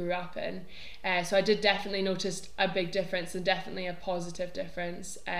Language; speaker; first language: English; native; English